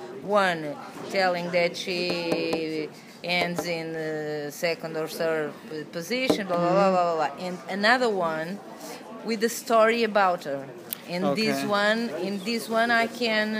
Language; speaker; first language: English; non-native, learner; Portuguese